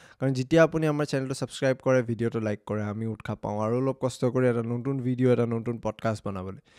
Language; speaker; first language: Assamese; native; Assamese